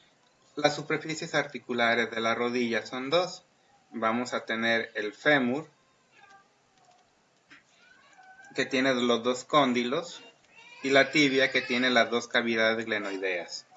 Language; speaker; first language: Spanish; native; Spanish